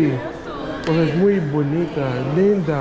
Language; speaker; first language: Portuguese; non-native, learner; English